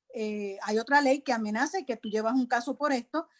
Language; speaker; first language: Spanish; native; Spanish